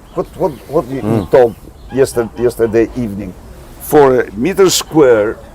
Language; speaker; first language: English; non-native, learner; Albanian